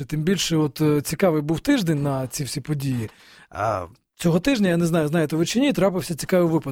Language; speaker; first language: Ukrainian; native; Ukrainian